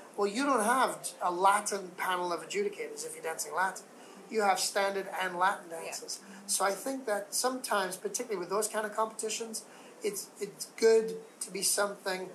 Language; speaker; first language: English; native; English